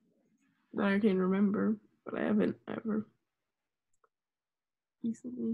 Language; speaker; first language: English; native; English